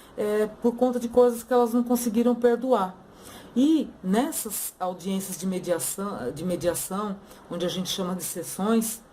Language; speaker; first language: Portuguese; native; Portuguese